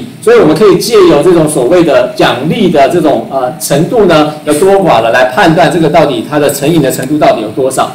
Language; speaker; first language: Chinese; native; Chinese